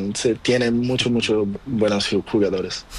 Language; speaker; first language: Spanish; non-native, learner; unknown